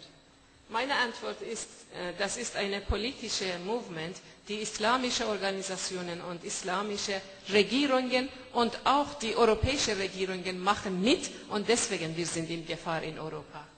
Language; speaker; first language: German; non-native, fluent; Persian